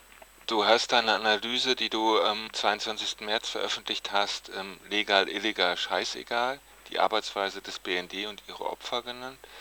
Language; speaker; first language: German; native; German